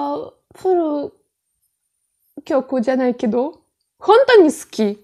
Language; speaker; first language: Japanese; non-native, fluent; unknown